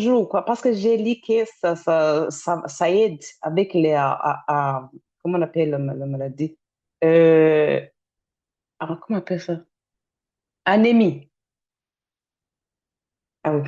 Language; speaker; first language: French; non-native, fluent; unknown